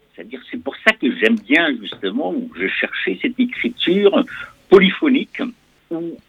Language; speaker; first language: French; non-native, fluent; German